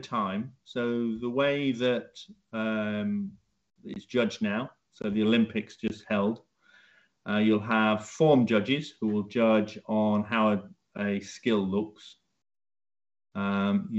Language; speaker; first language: English; native; English